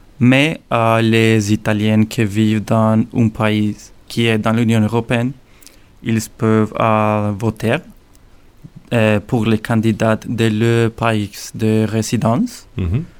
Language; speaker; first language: French; non-native, learner; Spanish